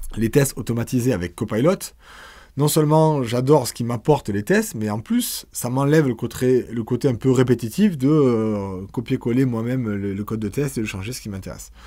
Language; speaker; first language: French; native; French